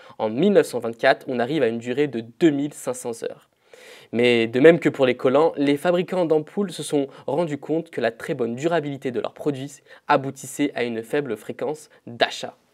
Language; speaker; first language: French; native; French